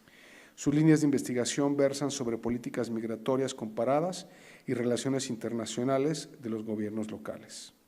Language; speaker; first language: Spanish; native; Spanish